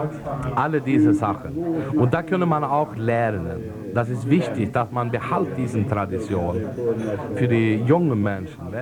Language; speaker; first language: German; non-native, fluent; Swedish